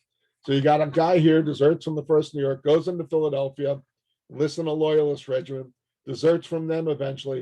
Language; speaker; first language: English; native; English